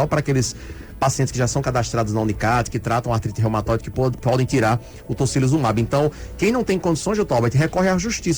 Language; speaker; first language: Portuguese; native; Portuguese